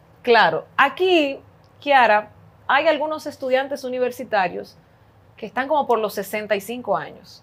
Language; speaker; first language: Spanish; native; Spanish